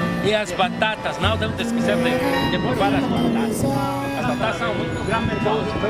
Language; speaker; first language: Portuguese; non-native, fluent; French